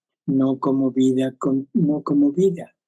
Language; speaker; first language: Spanish; native; Spanish